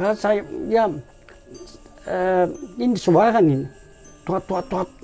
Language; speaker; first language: Indonesian; non-native, learner; Dutch